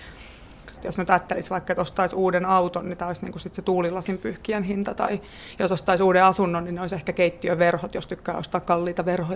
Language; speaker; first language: Finnish; native; Finnish